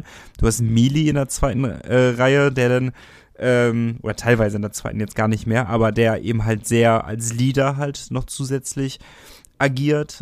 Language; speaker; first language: German; native; German